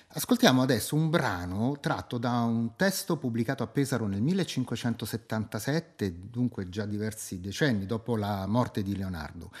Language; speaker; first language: Italian; native; Italian